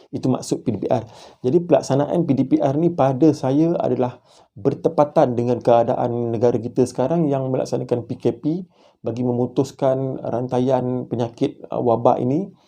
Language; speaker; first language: Malay; native; Malay